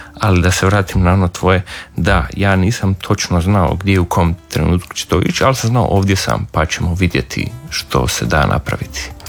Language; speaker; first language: Croatian; native; Croatian